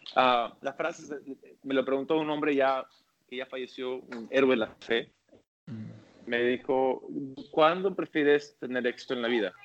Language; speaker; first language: Spanish; early bilingual, other home language; English